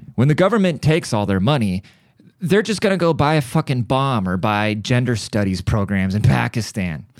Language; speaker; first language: English; early bilingual, other home language; German